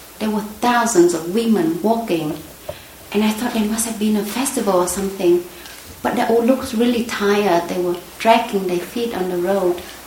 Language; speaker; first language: English; non-native, fluent; Vietnamese